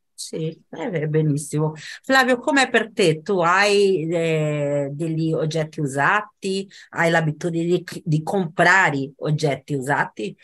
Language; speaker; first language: Italian; non-native, fluent; Portuguese